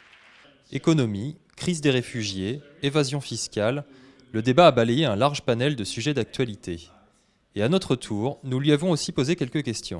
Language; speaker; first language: French; native; French